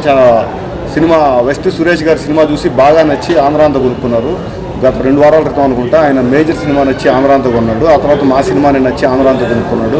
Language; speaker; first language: Telugu; native; Telugu